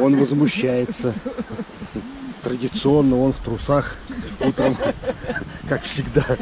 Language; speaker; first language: Russian; native; Russian